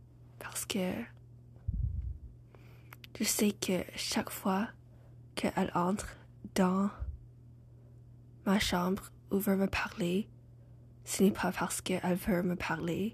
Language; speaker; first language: French; non-native, learner; English